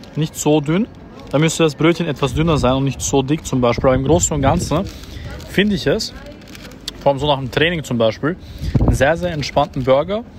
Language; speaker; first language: German; early bilingual, other home language; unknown